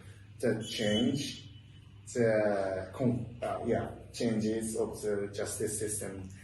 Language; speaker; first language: English; non-native, learner; Japanese